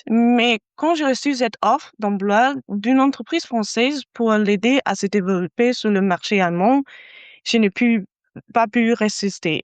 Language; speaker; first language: French; non-native, fluent; German